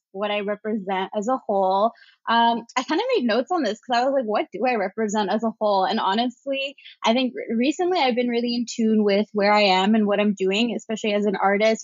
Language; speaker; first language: English; native; English